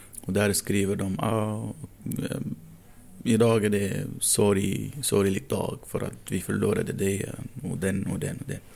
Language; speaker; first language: Swedish; non-native, fluent; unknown